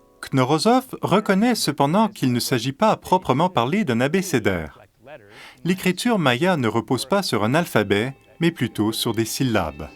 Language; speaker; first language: French; native; French